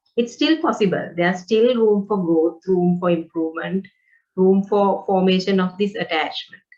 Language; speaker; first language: English; non-native, local second language; Sinhala